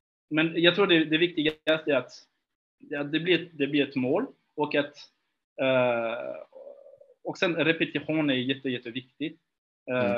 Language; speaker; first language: Swedish; non-native, fluent; French